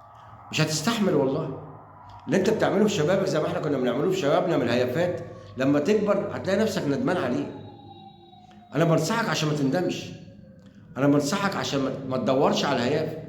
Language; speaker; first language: Arabic; native; Arabic